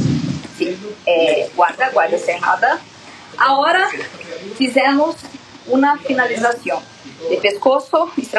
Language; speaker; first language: Spanish; non-native, learner; Portuguese